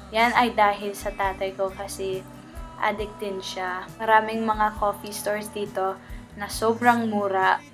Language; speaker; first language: Filipino; early bilingual, heritage; Filipino